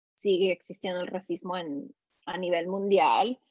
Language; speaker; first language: Spanish; early bilingual, heritage; Spanish